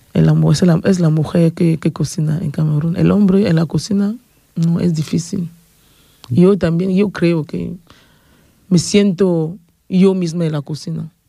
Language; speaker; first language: Spanish; non-native, fluent; French